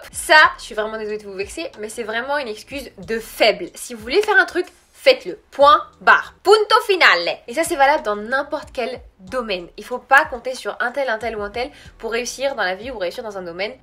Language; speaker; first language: French; early bilingual, other home language; Arabic